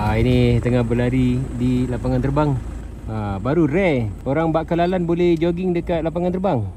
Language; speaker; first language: Malay; native; Malay